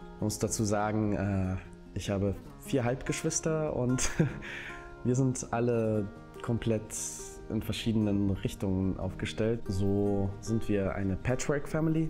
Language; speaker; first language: German; early bilingual, other home language; Russian